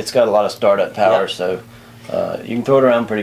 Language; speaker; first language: English; native; English